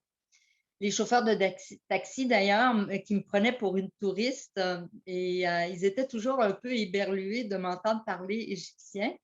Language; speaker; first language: French; early bilingual, heritage; French